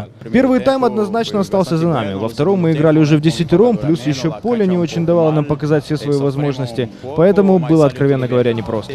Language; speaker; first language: Russian; native; Russian